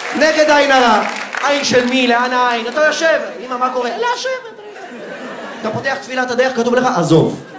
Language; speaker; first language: Hebrew; early bilingual, other home language; Russian